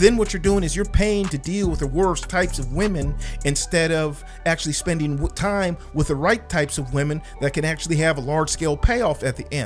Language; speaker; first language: English; native; English